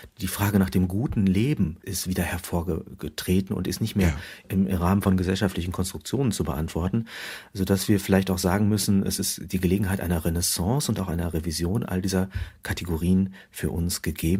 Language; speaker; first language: German; native; German